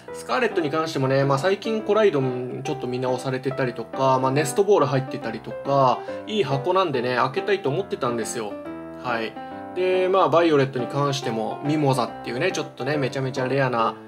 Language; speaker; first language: Japanese; native; Japanese